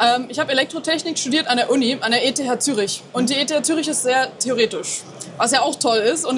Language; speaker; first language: German; native; German